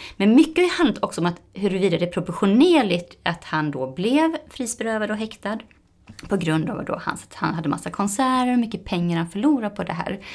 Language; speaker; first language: Swedish; native; Swedish